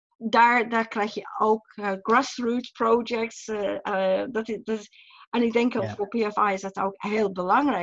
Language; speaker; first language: Dutch; non-native, fluent; English